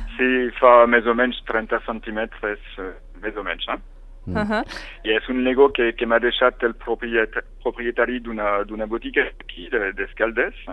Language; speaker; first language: Catalan; non-native, fluent; French